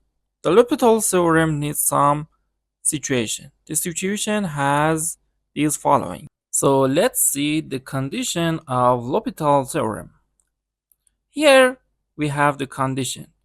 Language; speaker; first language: English; non-native, learner; Persian